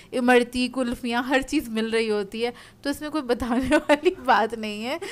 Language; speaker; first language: Urdu; native; Urdu